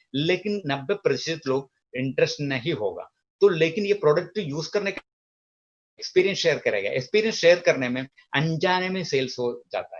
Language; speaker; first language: Hindi; non-native, local second language; Malayalam